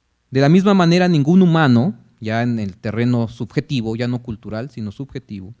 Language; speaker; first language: Spanish; native; Spanish